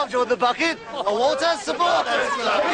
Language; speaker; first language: English; native; English